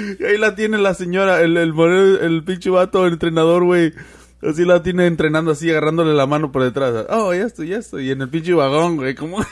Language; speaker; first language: Spanish; early bilingual, heritage; Spanish